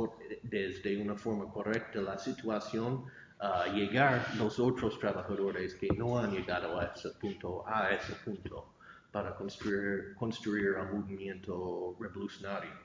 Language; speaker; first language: Spanish; non-native, fluent; English